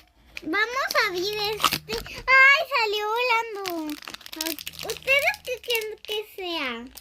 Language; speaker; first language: Spanish; native; Spanish